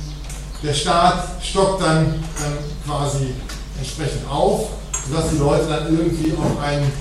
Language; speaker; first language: German; native; German